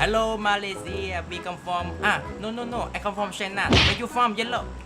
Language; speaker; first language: English; non-native, learner; Thai